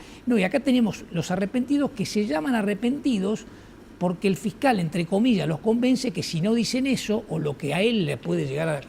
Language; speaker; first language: Spanish; native; Spanish